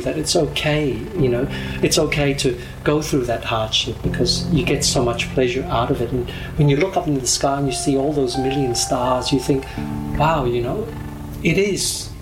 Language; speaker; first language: English; non-native, local second language; Cantonese